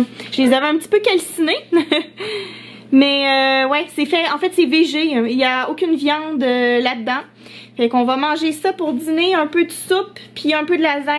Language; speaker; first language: French; native; French